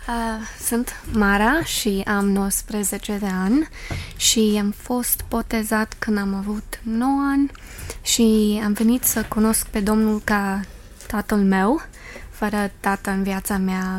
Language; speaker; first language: Romanian; early bilingual, heritage; Romanian